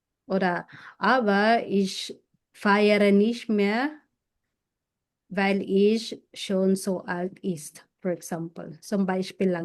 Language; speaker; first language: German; non-native, fluent; Filipino